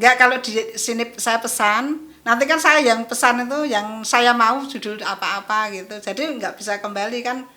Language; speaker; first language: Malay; non-native, local second language; Javanese